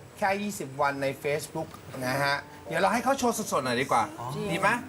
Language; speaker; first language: Thai; native; Thai